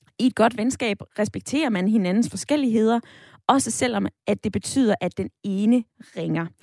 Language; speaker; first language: Danish; native; Danish